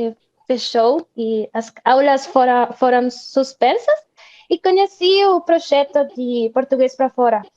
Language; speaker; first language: Portuguese; non-native, fluent; Spanish